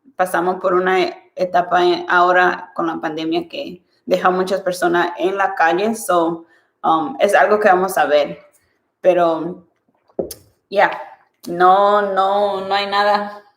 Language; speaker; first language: Spanish; early bilingual, other home language; English